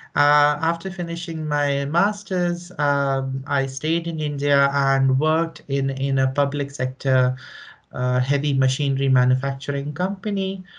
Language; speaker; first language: English; non-native, local second language; Hindi